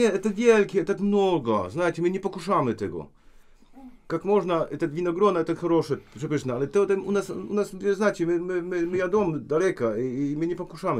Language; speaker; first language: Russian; non-native, learner; Polish